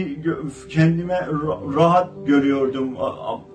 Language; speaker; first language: Turkish; non-native, fluent; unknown